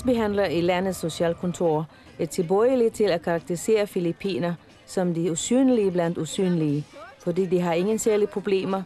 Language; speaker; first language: Danish; non-native, fluent; Filipino